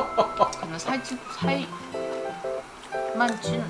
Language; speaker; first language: Korean; non-native, fluent; Chinese